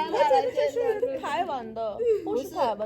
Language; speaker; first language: Chinese; non-native, learner; Hindi